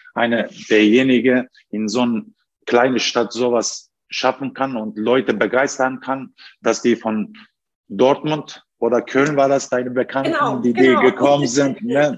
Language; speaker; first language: German; non-native, fluent; Turkish